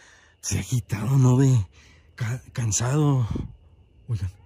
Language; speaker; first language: Spanish; native; Spanish